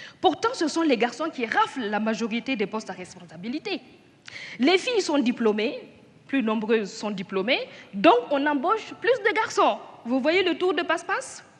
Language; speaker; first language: French; non-native, local second language; Mossi